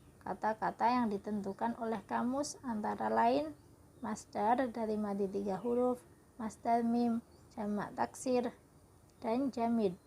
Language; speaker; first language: Indonesian; native; Indonesian